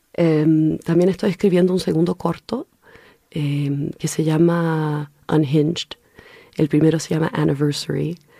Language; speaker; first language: Spanish; early bilingual, heritage; Spanish